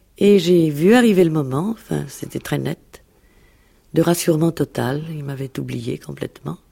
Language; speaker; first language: French; native; French